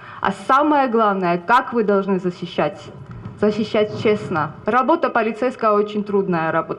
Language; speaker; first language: Russian; non-native, fluent; Georgian